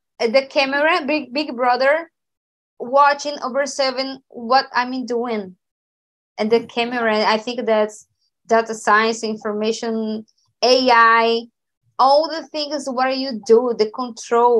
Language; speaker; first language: English; non-native, learner; Portuguese